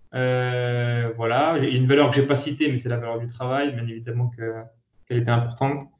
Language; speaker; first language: French; native; French